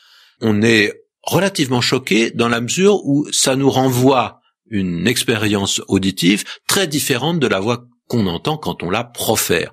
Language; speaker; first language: French; native; French